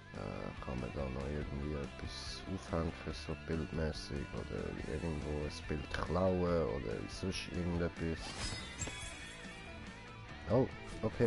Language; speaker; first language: German; native; German